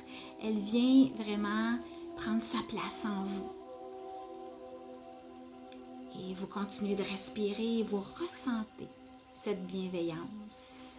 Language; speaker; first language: French; native; French